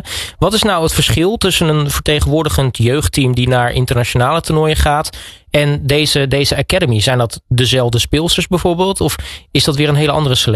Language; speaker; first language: Dutch; native; Dutch